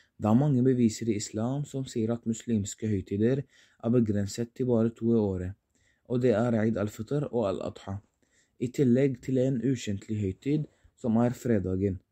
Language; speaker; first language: Norwegian; non-native, fluent; Arabic